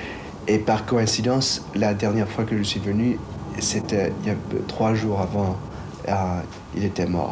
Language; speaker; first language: French; non-native, fluent; Chinese